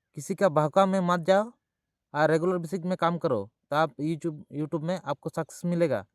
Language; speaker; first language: Hindi; non-native, local second language; Bangla